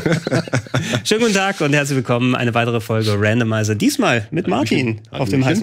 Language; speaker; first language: German; native; German